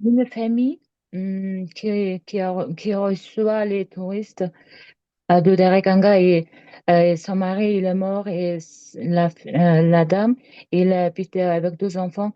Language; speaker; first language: French; non-native, learner; Mongolian